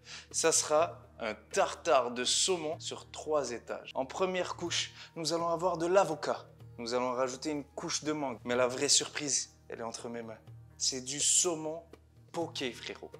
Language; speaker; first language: French; native; French